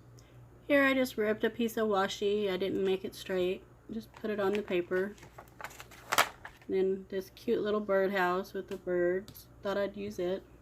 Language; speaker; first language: English; native; English